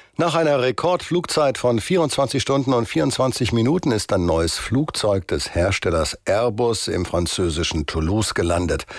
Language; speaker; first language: German; native; German